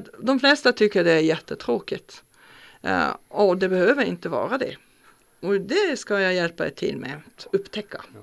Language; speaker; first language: Swedish; non-native, fluent; German